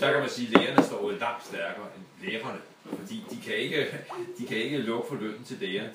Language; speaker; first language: Danish; native; Danish